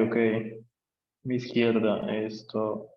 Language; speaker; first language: Spanish; native; Spanish